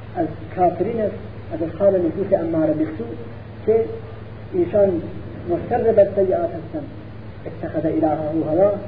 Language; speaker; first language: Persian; non-native, local second language; Central Kurdish